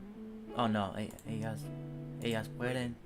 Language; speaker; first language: Spanish; non-native, learner; English